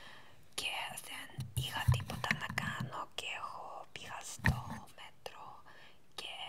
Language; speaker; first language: Greek; non-native, learner; Ukrainian